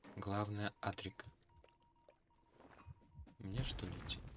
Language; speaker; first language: Russian; native; Russian